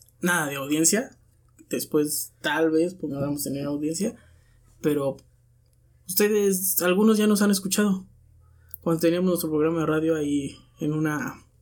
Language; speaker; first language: Spanish; native; Spanish